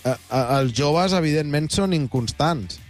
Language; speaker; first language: Catalan; native; Catalan